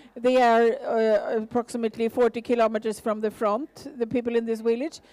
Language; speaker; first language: English; non-native, fluent; Swedish